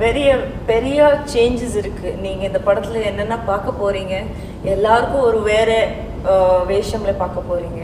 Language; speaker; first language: Tamil; non-native, local second language; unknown